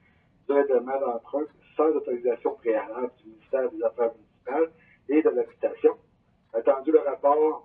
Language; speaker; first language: French; native; French